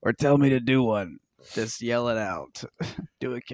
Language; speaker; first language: English; native; English